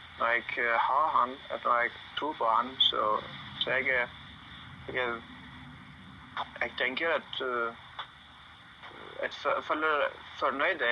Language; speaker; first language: Norwegian; non-native, learner; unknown